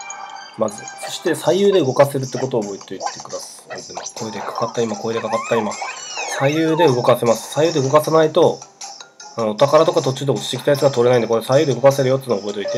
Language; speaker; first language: Japanese; native; Japanese